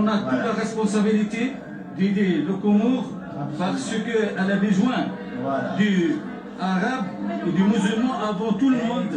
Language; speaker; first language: French; non-native, learner; Arabic